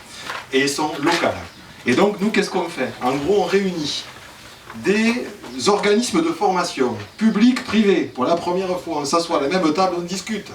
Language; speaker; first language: French; native; French